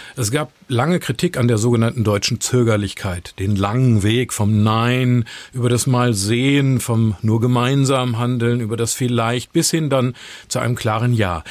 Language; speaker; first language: German; native; German